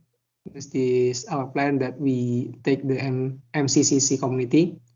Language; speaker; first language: English; non-native, learner; Indonesian